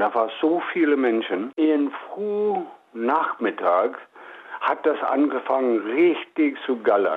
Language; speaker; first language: German; non-native, fluent; English